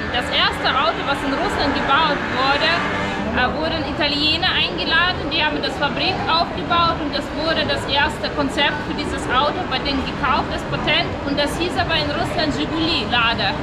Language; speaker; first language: German; non-native, fluent; Russian